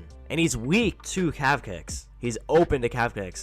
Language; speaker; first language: English; native; English